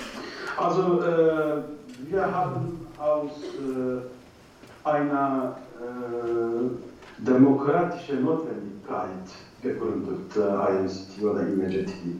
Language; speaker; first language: German; non-native, learner; Turkish